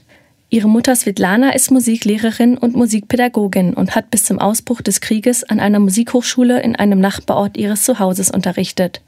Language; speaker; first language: German; native; German